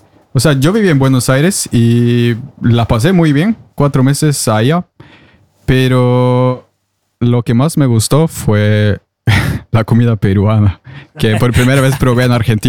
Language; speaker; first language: Spanish; non-native, fluent; Norwegian